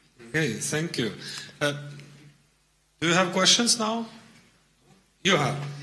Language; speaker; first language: English; non-native, learner; Estonian